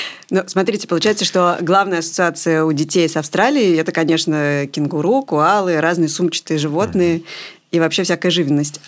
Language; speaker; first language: Russian; native; Russian